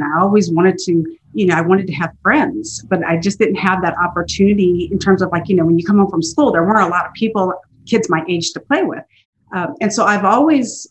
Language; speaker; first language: English; native; English